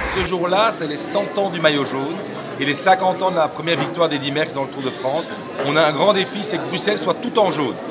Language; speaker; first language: French; native; French